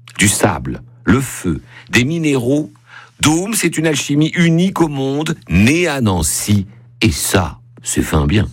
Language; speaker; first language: French; native; French